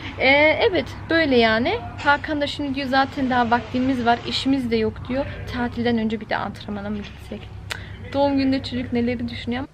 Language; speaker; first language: Turkish; early bilingual, heritage; Turkish